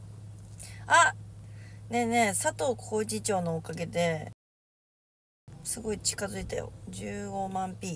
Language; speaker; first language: Japanese; native; Japanese